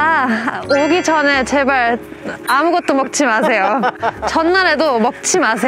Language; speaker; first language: Korean; non-native, fluent; German